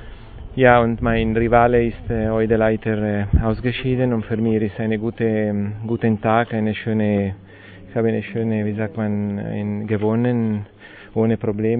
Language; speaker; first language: German; non-native, local second language; Italian